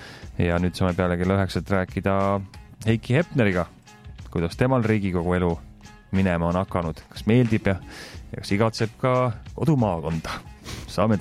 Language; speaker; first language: Estonian; native; Estonian